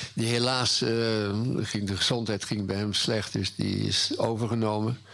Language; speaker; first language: Dutch; native; Dutch